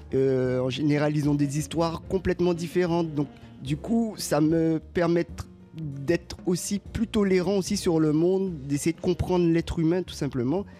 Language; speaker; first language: French; native; French